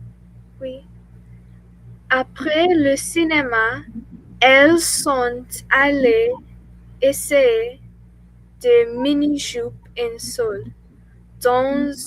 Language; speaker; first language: French; non-native, learner; English